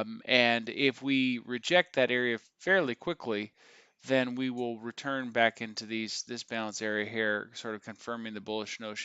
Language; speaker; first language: English; native; English